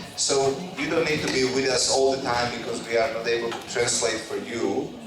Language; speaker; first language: English; non-native, fluent; Slovak